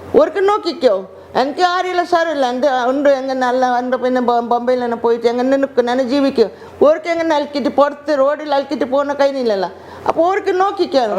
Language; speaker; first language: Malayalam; non-native, learner; Hindi